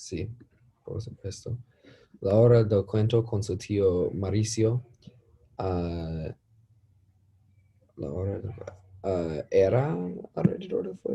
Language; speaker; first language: Spanish; non-native, learner; English